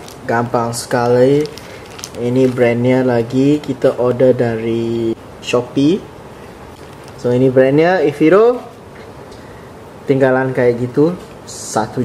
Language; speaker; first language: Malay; non-native, learner; English